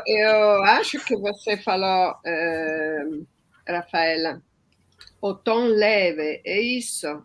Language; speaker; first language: Portuguese; non-native, fluent; Italian